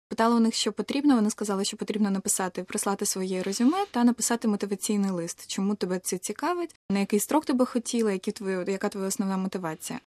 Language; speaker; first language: Ukrainian; native; Ukrainian